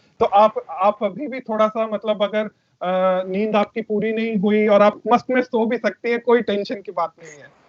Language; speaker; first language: Hindi; native; Hindi